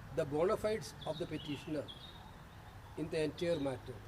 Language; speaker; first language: English; non-native, local second language; Malayalam